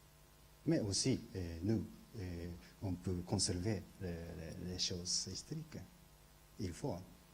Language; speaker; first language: French; non-native, learner; Japanese